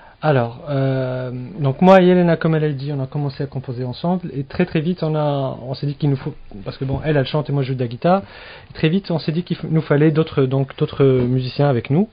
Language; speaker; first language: French; non-native, local second language; Arabic